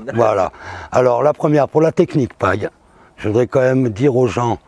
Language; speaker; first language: French; native; French